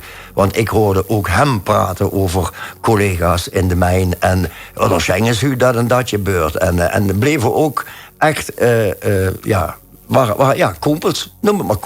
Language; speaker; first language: Dutch; native; Dutch